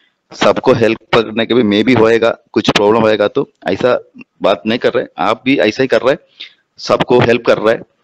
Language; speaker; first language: Hindi; non-native, local second language; Malayalam